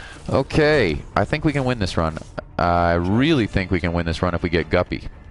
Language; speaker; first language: English; native; English